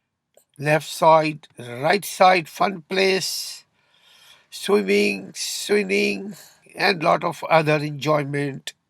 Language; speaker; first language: English; non-native, learner; Urdu